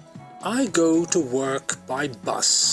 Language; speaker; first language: English; non-native, fluent; Italian